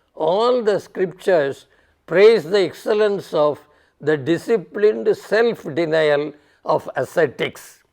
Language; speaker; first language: English; non-native, local second language; Tamil